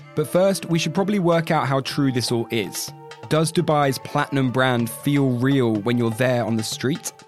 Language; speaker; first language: English; native; English